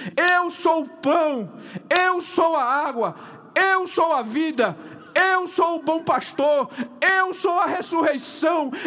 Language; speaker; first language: Portuguese; native; Portuguese